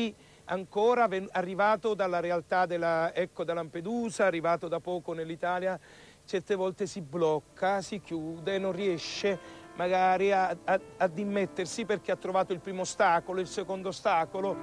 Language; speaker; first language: Italian; native; Italian